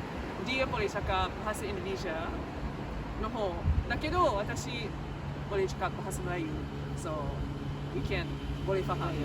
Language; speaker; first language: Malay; early bilingual, heritage; English